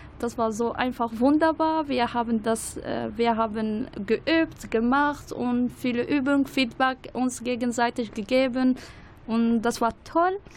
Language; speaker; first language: German; non-native, learner; Arabic